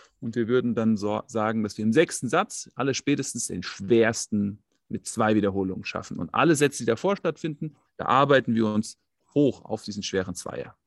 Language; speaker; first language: German; native; German